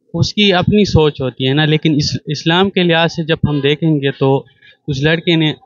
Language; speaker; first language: Urdu; non-native, local second language; Balti